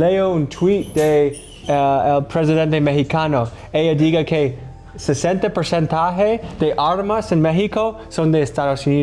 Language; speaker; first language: Spanish; non-native, learner; English